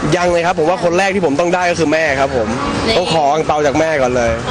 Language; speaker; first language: Thai; native; Thai